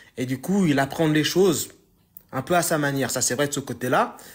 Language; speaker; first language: French; native; French